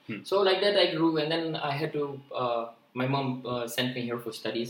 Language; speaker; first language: English; non-native, local second language; Gujarati